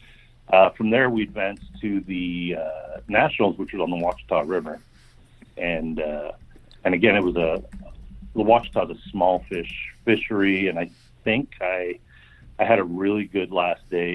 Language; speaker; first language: English; native; English